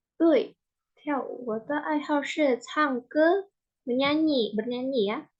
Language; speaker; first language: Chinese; non-native, fluent; Indonesian